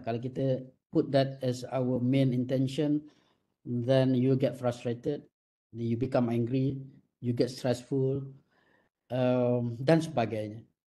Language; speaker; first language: English; non-native, local second language; Malay